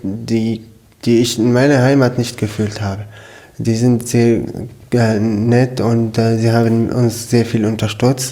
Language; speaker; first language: German; non-native, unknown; Arabic